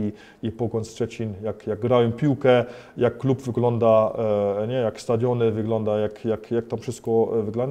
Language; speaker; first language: Polish; early bilingual, heritage; Polish